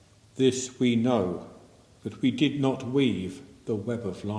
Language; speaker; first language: English; native; English